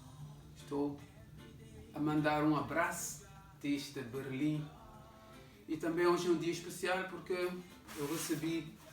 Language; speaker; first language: Portuguese; non-native, local second language; Kabuverdianu